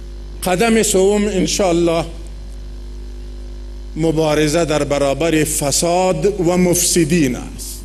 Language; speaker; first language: Persian; non-native, local second language; Pashto